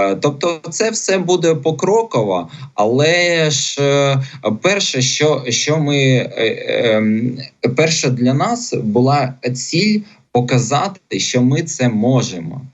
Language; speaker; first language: Ukrainian; non-native, local second language; Russian